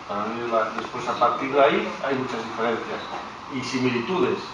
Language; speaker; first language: Spanish; non-native, local second language; Galician